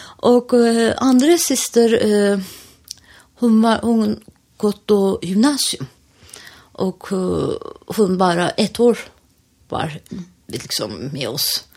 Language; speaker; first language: Swedish; non-native, fluent; Turkish